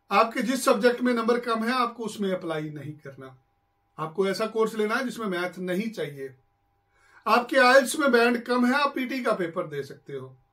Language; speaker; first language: Hindi; non-native, local second language; Punjabi